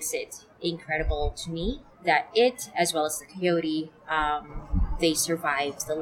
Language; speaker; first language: English; non-native, local second language; Filipino